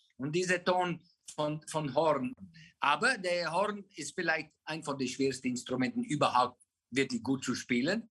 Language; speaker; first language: German; non-native, fluent; Afrikaans